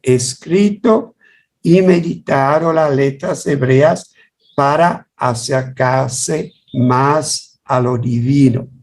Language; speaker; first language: Spanish; non-native, fluent; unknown